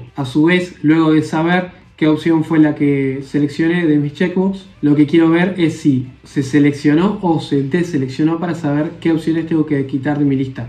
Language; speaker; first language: Spanish; native; Spanish